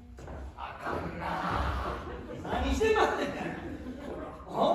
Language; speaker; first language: Japanese; native; Japanese